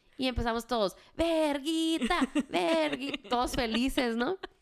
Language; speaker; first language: Spanish; early bilingual, heritage; Spanish